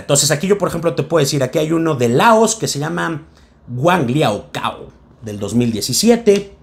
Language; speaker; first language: Spanish; native; Spanish